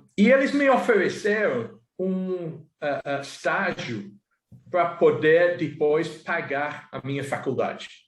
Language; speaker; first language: Portuguese; non-native, fluent; English